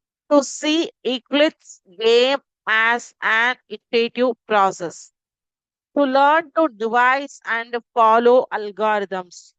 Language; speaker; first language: English; non-native, local second language; Tamil